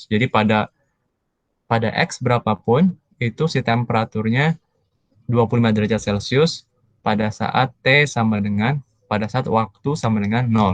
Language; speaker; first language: Indonesian; native; Indonesian